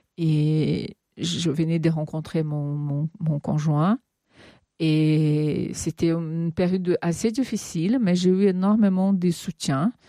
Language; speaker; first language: French; non-native, fluent; Portuguese